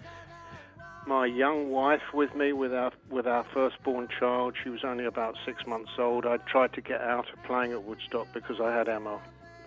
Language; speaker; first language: English; native; English